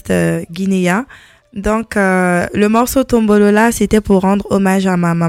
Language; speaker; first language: French; non-native, local second language; Mandingo